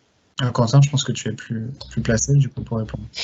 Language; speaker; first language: French; native; French